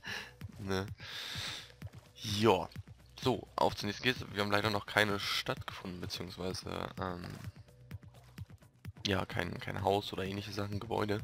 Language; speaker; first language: German; native; German